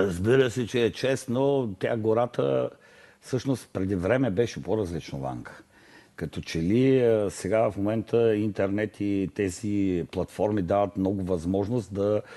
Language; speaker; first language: Bulgarian; native; Bulgarian